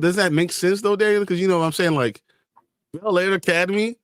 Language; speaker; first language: English; native; English